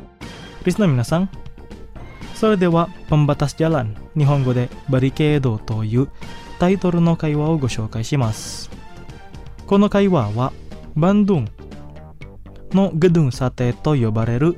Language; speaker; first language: Japanese; non-native, fluent; Indonesian